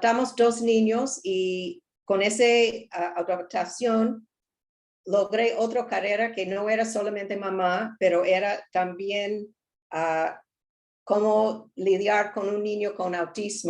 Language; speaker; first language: Spanish; non-native, learner; English